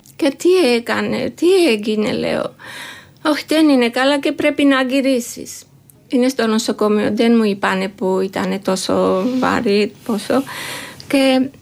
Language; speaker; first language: Greek; non-native, learner; Georgian